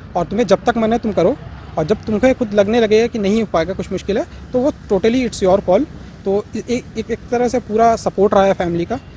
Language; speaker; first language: Hindi; native; Hindi